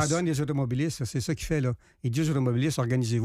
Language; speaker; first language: French; native; French